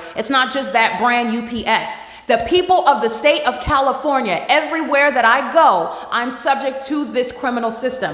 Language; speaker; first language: English; native; English